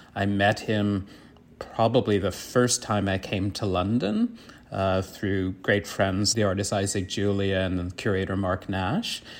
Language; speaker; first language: English; native; English